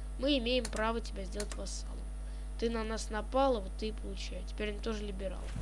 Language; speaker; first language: Russian; native; Russian